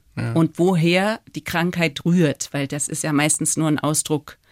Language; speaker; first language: German; native; German